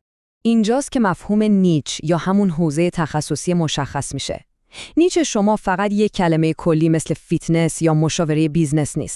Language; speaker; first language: Persian; native; Persian